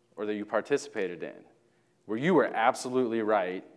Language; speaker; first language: English; native; English